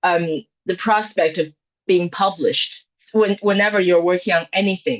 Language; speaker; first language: English; non-native, fluent; Chinese